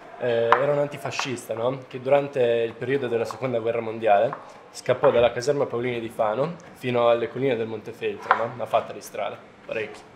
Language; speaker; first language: Italian; native; Italian